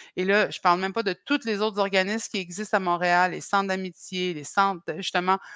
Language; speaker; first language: French; native; French